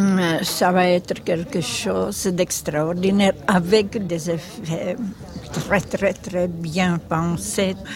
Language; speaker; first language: French; non-native, fluent; Czech